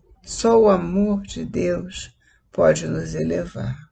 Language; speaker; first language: Portuguese; native; Portuguese